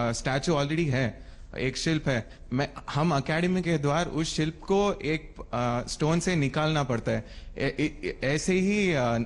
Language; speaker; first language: Hindi; non-native, local second language; Kannada